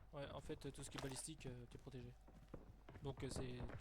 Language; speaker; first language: French; native; French